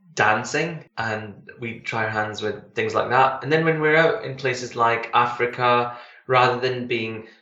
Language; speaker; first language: English; native; English